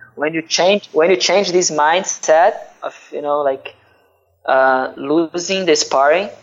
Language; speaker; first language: English; non-native, fluent; Portuguese